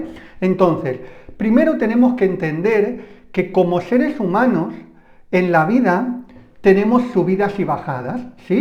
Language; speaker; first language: Spanish; native; Spanish